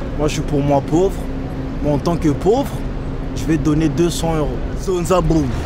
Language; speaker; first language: French; early bilingual, other home language; Lingala